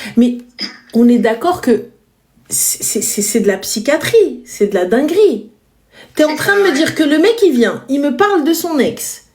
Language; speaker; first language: French; native; French